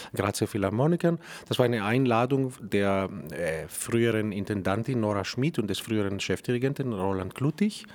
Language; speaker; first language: German; non-native, fluent; Greek